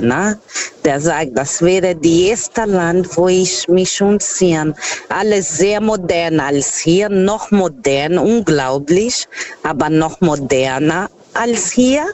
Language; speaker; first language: German; non-native, fluent; Portuguese